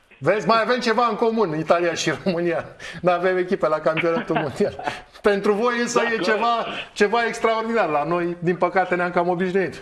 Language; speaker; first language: Romanian; native; Romanian